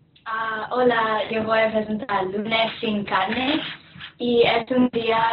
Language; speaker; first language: Spanish; non-native, learner; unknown